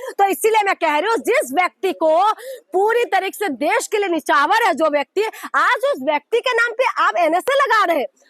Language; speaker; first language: Hindi; non-native, local second language; Assamese